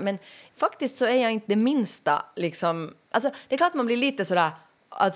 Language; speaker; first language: Swedish; native; Swedish